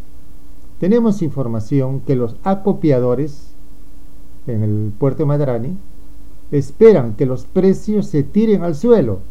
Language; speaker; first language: Spanish; native; Spanish